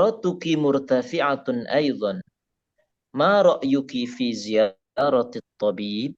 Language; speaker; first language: Arabic; non-native, fluent; Indonesian